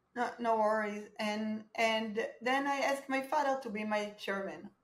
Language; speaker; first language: English; non-native, fluent; Hebrew